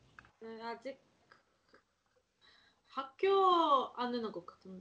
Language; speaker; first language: Korean; non-native, learner; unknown